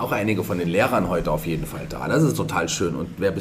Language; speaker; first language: German; native; German